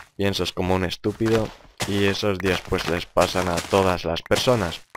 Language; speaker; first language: Spanish; non-native, fluent; Lithuanian